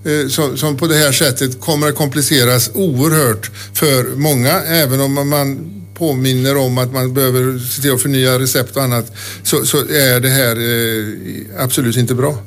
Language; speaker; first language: Swedish; native; Swedish